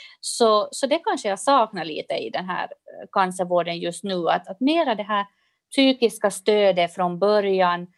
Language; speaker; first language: Swedish; native; Swedish